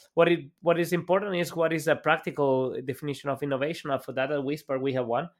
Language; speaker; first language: English; non-native, fluent; Spanish